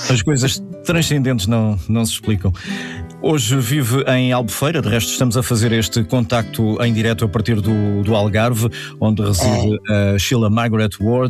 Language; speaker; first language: Portuguese; native; Portuguese